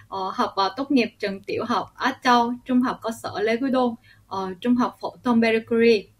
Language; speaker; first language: Vietnamese; early bilingual, other home language; Korean